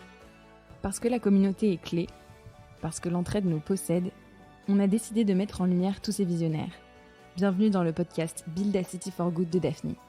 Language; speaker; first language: French; native; French